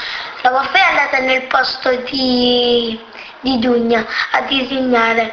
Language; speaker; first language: Italian; non-native, local second language; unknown